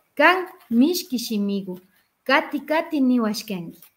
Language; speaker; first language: Spanish; non-native, local second language; Quechua